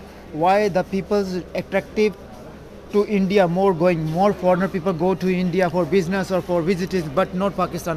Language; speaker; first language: English; non-native, local second language; Urdu